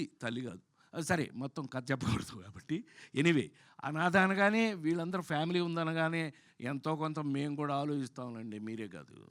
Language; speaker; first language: Telugu; native; Telugu